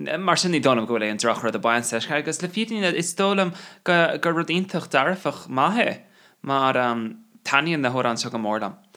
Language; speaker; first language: Irish; non-native, local second language; English